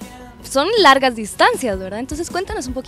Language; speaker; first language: Spanish; native; Spanish